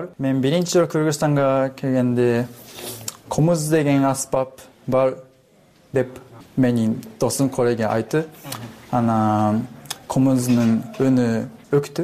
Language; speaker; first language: Kyrgyz; non-native, learner; Japanese